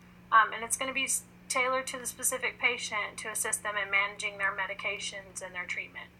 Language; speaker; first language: English; native; English